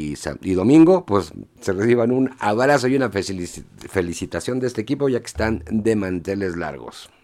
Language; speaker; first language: Spanish; native; Spanish